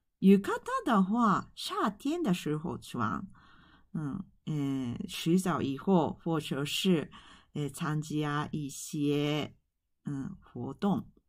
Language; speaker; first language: Chinese; non-native, fluent; Japanese